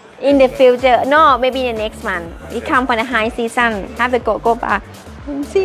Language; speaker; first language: English; non-native, learner; Thai